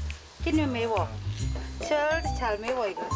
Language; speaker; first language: Korean; non-native, learner; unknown